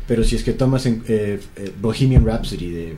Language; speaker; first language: Spanish; native; Spanish